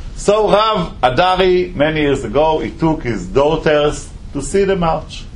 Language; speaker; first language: English; non-native, fluent; Hebrew